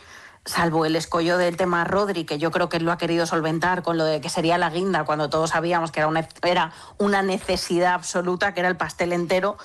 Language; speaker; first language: Spanish; native; Spanish